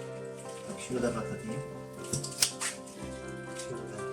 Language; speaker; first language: Turkish; native; Turkish